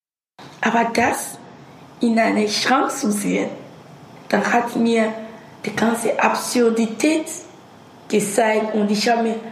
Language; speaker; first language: German; non-native, fluent; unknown